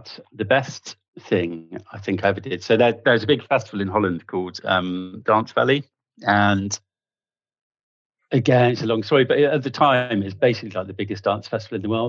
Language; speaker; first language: English; native; English